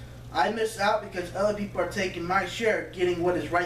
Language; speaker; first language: English; native; English